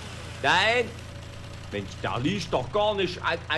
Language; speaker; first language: German; native; German